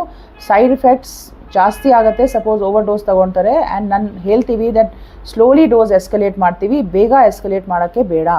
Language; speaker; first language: Kannada; non-native, learner; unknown